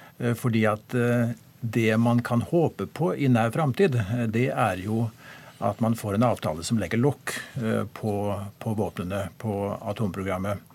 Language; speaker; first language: Norwegian; native; Norwegian